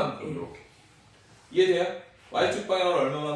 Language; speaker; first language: Korean; native; Korean